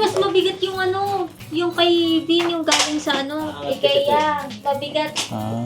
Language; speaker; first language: Filipino; native; Filipino